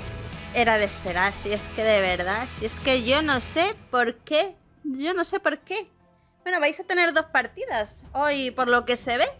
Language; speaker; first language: Spanish; native; Spanish